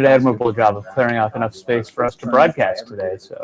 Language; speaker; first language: English; native; English